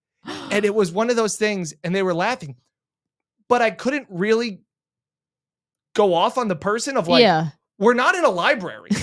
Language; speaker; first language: English; native; English